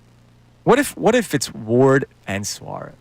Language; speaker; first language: English; native; English